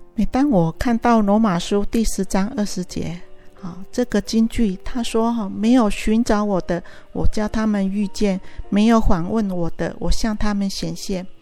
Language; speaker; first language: Chinese; native; Chinese